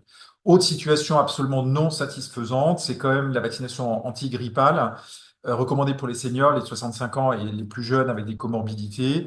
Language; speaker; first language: French; native; French